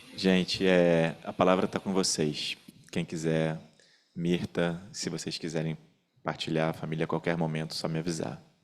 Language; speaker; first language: Portuguese; native; Portuguese